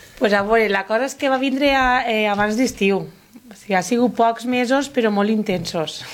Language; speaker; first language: Catalan; native; Catalan